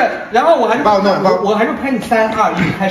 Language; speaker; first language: Chinese; native; Chinese